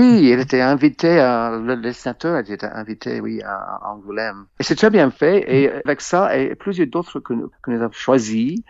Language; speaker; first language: French; non-native, fluent; English